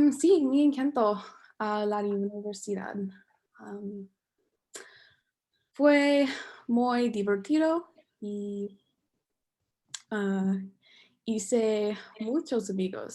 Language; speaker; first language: Spanish; non-native, learner; English